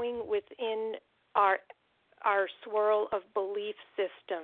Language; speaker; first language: English; native; English